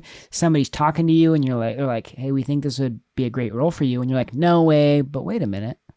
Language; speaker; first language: English; native; English